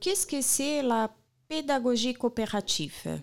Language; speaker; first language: French; non-native, learner; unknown